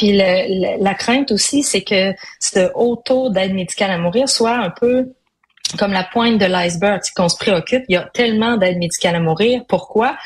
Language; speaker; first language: French; native; French